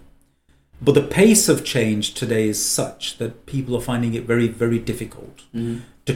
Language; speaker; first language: English; native; English